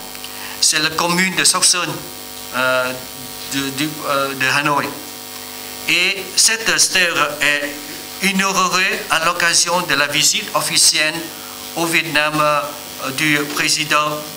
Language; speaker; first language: French; non-native, learner; Vietnamese